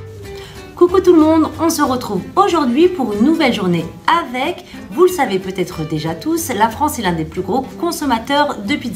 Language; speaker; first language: French; native; French